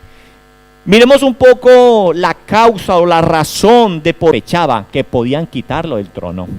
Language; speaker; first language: Spanish; native; Spanish